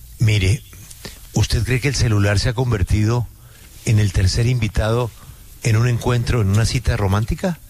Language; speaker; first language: Spanish; native; Spanish